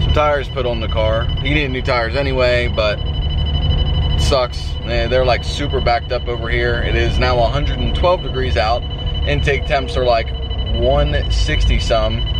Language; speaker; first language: English; native; English